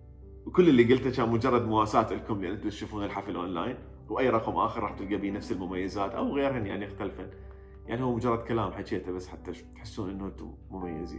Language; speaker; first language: Arabic; native; Arabic